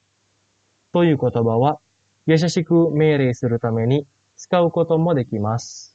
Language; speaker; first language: Japanese; non-native, fluent; Indonesian